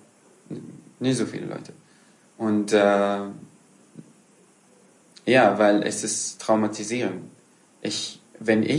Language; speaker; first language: German; non-native, fluent; Arabic